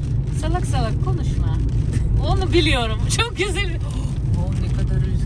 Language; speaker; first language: Turkish; non-native, learner; Russian